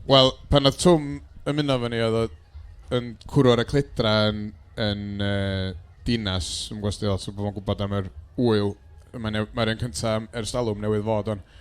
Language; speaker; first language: Welsh; native; Welsh